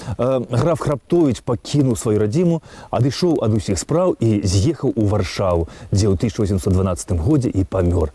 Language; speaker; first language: Belarusian; native; Belarusian